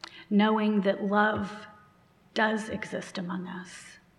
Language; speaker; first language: English; native; English